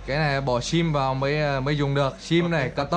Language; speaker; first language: Vietnamese; native; Vietnamese